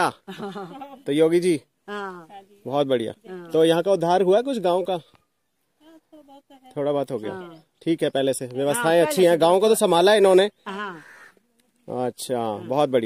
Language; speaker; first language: Hindi; native; Hindi